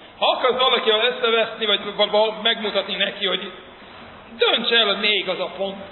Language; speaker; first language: Hungarian; early bilingual, heritage; Hungarian